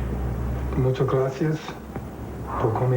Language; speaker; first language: Spanish; non-native, learner; English